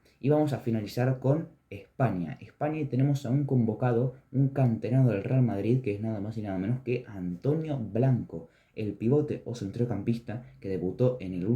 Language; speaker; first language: Spanish; native; Spanish